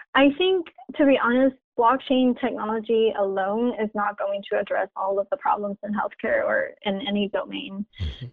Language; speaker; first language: English; non-native, fluent; Chinese